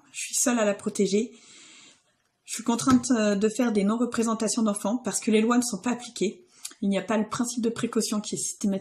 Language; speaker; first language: French; native; French